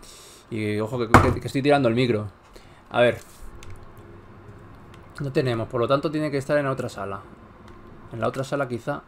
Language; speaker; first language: Spanish; native; Spanish